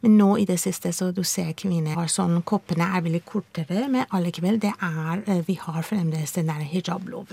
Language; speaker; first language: Norwegian; non-native, fluent; Persian